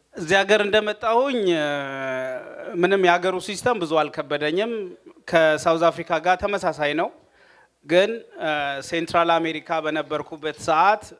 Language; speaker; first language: Amharic; native; Amharic